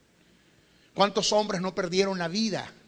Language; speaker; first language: Spanish; native; Spanish